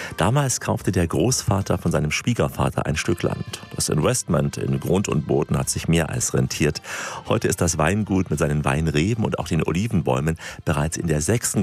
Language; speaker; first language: German; native; German